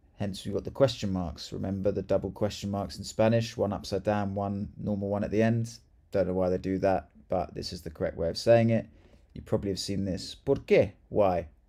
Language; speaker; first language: English; native; English